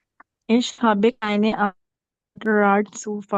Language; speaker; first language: German; non-native, learner; Urdu